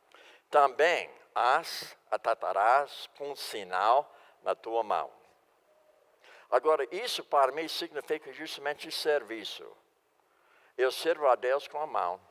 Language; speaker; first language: Portuguese; non-native, fluent; English